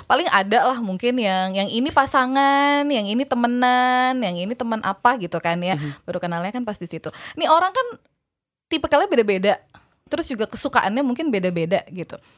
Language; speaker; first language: Indonesian; native; Indonesian